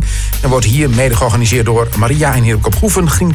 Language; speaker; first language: Dutch; native; Dutch